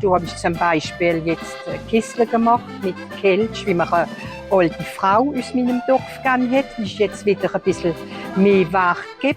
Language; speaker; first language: German; non-native, local second language; Swiss German